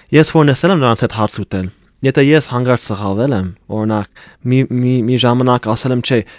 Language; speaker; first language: Armenian; non-native, fluent; English